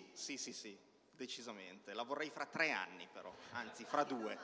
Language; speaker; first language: Italian; native; Italian